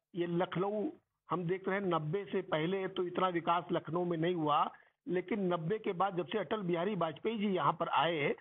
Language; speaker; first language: Hindi; native; Hindi